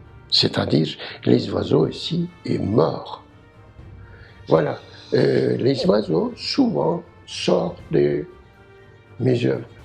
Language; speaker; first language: French; non-native, learner; Turkish